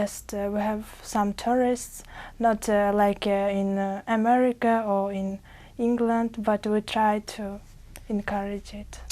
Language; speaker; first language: English; non-native, learner; Uzbek